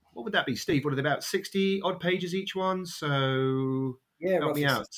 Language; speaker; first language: English; native; English